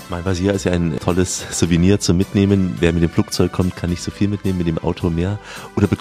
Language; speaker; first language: German; native; German